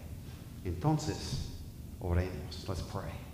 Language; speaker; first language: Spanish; non-native, fluent; English